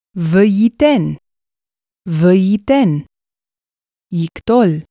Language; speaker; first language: Hebrew; non-native, fluent; English